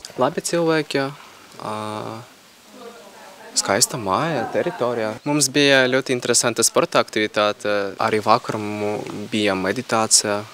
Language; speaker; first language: Latvian; non-native, learner; Lithuanian